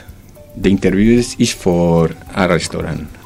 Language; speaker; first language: English; non-native, learner; Spanish